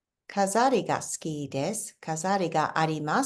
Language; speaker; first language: Japanese; non-native, fluent; English